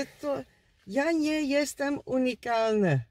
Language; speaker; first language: Polish; non-native, learner; Dutch